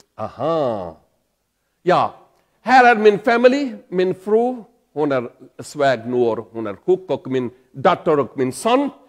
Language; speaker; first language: Swedish; non-native, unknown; Pahari-Potwari